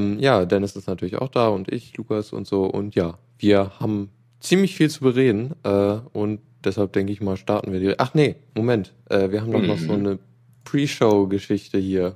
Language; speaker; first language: German; native; German